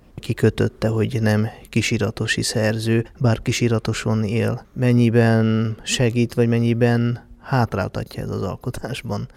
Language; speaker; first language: Hungarian; native; Hungarian